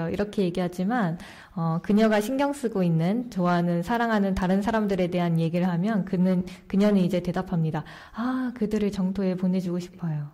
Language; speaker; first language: Korean; native; Korean